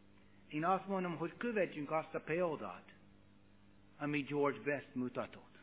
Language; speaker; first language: Hungarian; non-native, fluent; English